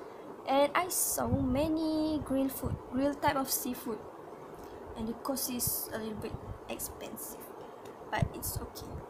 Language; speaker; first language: English; non-native, learner; Malay